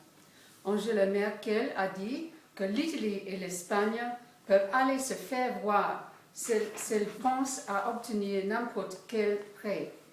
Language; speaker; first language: French; non-native, fluent; English